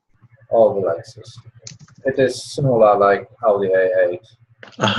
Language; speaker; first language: English; non-native, learner; Polish